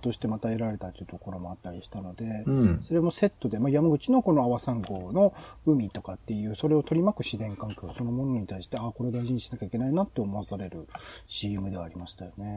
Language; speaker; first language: Japanese; native; Japanese